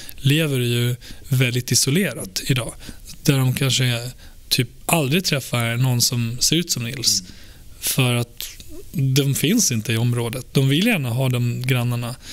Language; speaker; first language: Swedish; early bilingual, other home language; Albanian